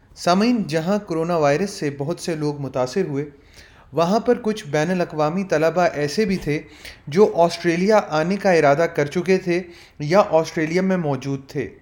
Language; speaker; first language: Urdu; native; Urdu